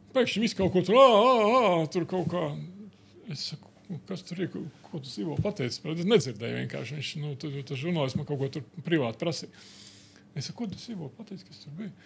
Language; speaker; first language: Latvian; native; Latvian